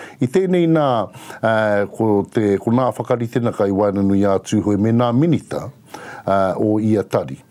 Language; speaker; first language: Māori; native; Māori